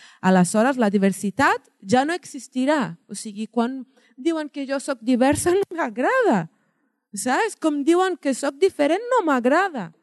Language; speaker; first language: Catalan; non-native, fluent; Portuguese